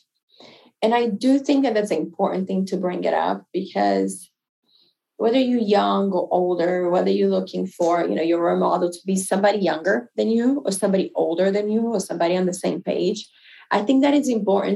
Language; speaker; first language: English; non-native, fluent; Portuguese